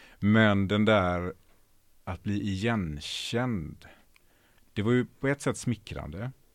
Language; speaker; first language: Swedish; native; Swedish